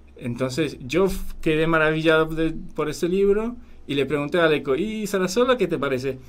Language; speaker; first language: Spanish; non-native, fluent; Polish